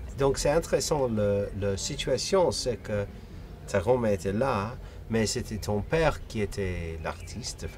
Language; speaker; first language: French; non-native, fluent; English